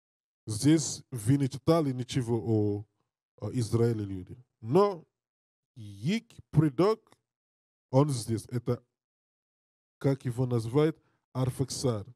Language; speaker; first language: Russian; non-native, learner; English